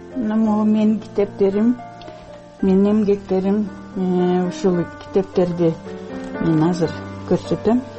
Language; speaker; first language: Kyrgyz; non-native, local second language; Russian